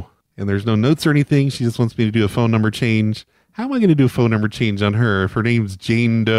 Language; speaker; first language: English; native; English